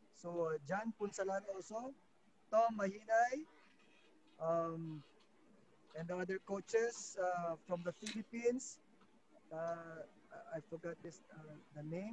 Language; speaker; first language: English; non-native, local second language; Filipino